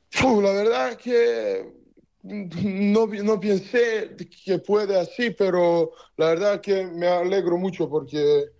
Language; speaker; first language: Spanish; non-native, learner; Serbian